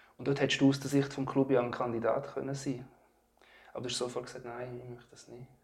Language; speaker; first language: German; native; German